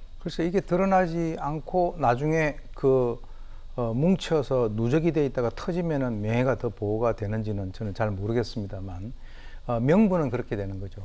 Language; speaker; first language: Korean; native; Korean